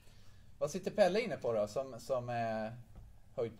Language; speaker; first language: Swedish; native; Swedish